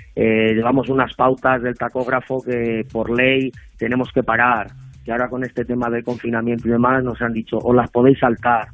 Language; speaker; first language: Spanish; native; Spanish